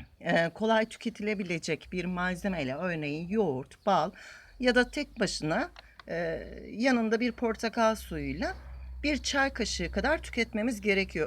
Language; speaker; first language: Turkish; native; Turkish